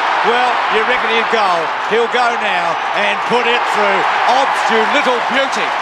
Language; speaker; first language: English; native; English